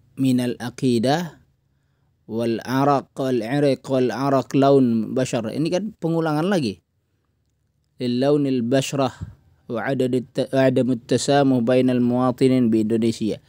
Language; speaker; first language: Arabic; non-native, fluent; Indonesian